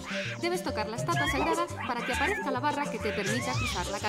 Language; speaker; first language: Spanish; native; Spanish